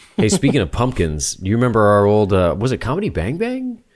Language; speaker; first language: English; native; English